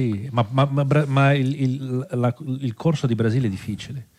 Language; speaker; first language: Italian; non-native, fluent; Portuguese